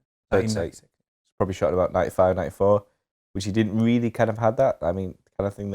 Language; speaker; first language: English; native; English